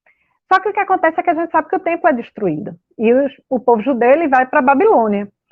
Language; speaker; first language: Portuguese; native; Portuguese